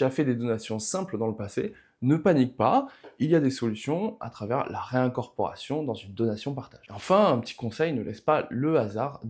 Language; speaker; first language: French; native; French